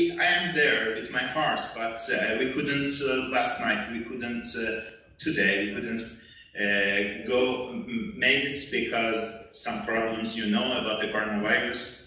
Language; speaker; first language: English; non-native, learner; Persian